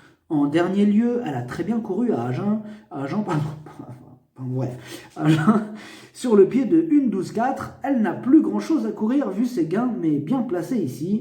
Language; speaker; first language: French; native; French